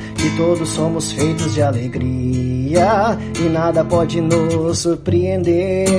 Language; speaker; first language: Portuguese; native; Portuguese